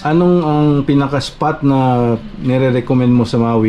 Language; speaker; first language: Filipino; native; Filipino